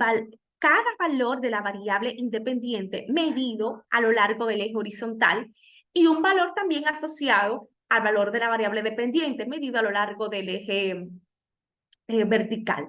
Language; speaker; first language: Spanish; native; Spanish